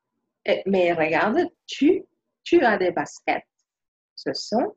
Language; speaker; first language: French; non-native, fluent; Spanish